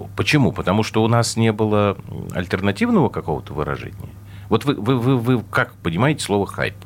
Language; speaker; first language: Russian; native; Russian